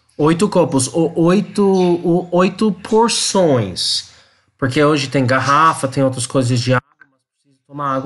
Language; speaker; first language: Portuguese; non-native, learner; English